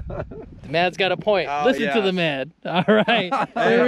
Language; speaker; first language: English; native; English